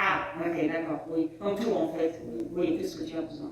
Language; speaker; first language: French; non-native, local second language; Luxembourgish